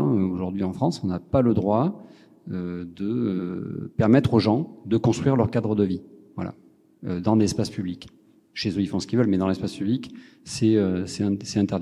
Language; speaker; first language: French; native; French